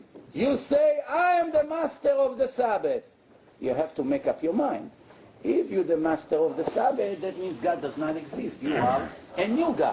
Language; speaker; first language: English; non-native, fluent; Hebrew